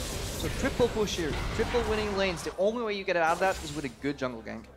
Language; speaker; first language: English; native; English